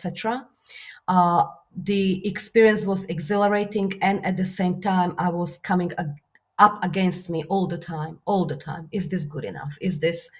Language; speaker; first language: English; non-native, fluent; Slovak